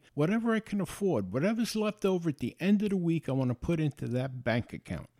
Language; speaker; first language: English; native; English